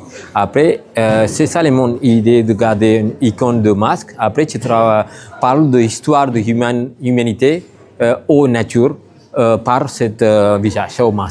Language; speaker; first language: French; non-native, learner; Tamil